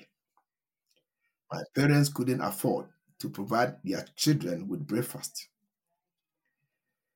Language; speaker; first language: English; non-native, local second language; Akan